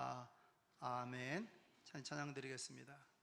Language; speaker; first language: Korean; native; Korean